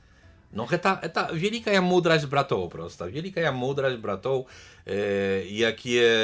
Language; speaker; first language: Polish; non-native, learner; Belarusian